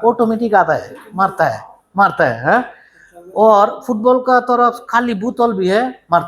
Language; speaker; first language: Hindi; non-native, learner; Bangla